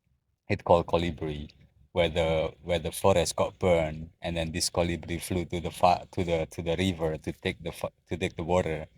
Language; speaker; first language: English; non-native, learner; Indonesian